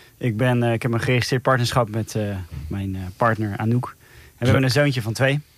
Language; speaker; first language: Dutch; native; Dutch